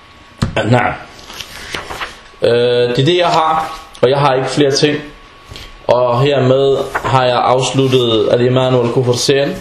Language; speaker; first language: Danish; non-native, fluent; Arabic